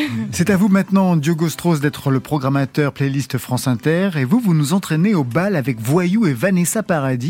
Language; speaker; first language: French; native; French